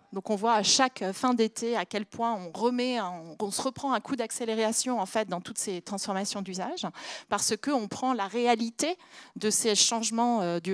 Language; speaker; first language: French; native; French